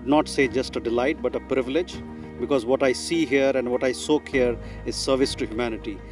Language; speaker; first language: English; native; English